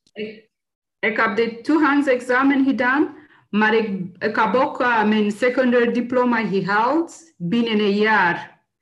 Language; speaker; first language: Dutch; non-native, fluent; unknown